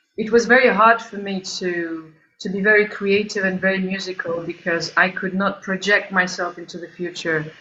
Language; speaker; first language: English; early bilingual, other home language; Albanian